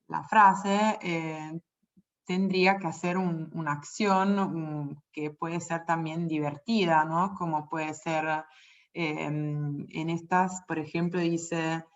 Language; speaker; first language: Spanish; non-native, fluent; Italian